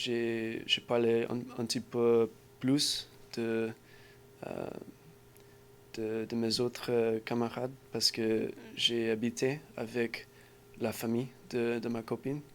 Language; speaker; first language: French; non-native, learner; English